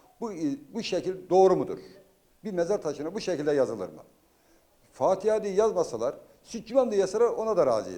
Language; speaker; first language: Turkish; native; Turkish